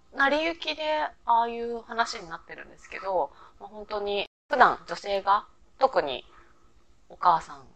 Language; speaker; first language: Japanese; native; Japanese